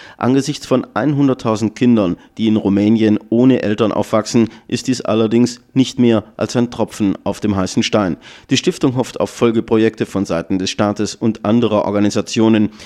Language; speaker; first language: German; native; German